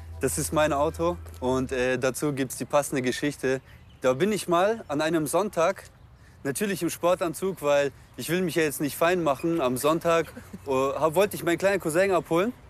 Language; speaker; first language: German; early bilingual, other home language; Russian